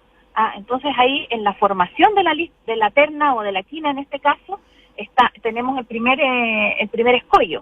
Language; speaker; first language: Spanish; native; Spanish